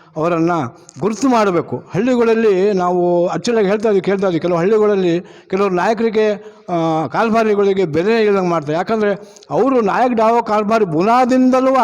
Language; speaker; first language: Kannada; non-native, local second language; Lambadi